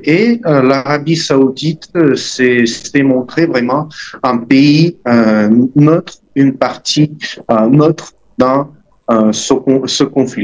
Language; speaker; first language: French; non-native, fluent; Russian